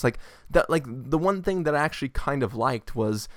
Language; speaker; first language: English; native; English